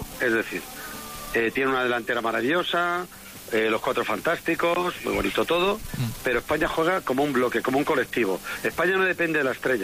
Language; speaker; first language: Spanish; native; Spanish